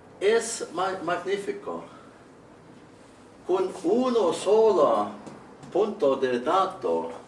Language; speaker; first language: Spanish; non-native, learner; Estonian